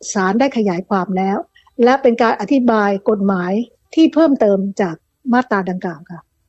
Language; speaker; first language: Thai; native; Thai